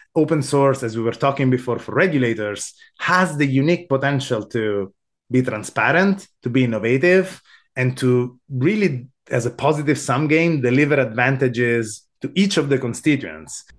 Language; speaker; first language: English; non-native, fluent; Italian